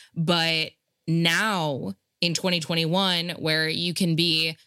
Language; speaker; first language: English; native; English